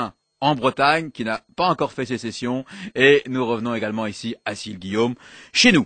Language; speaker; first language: French; native; French